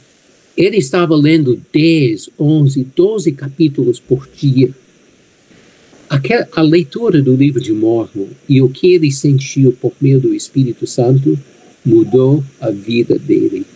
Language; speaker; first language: Portuguese; non-native, fluent; English